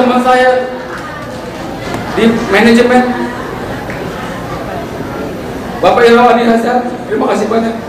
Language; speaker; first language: Indonesian; native; Indonesian